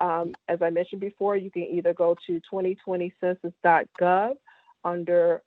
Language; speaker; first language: English; native; English